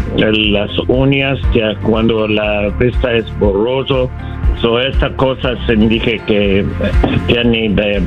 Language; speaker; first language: Spanish; non-native, learner; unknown